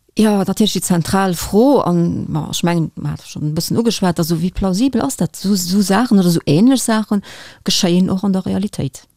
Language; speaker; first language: Luxembourgish; native; Luxembourgish